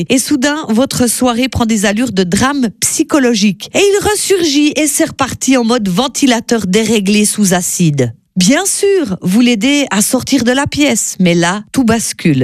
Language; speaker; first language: French; native; French